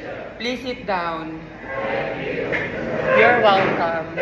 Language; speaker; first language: English; non-native, local second language; Filipino